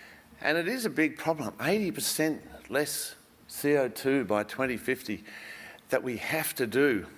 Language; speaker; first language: English; native; English